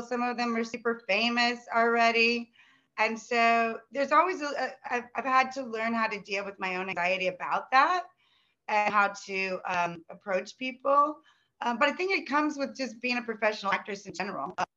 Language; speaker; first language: English; native; English